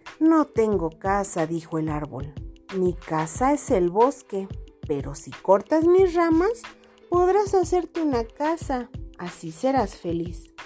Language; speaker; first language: Spanish; non-native, fluent; Portuguese